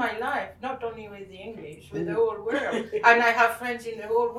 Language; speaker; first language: English; non-native, fluent; French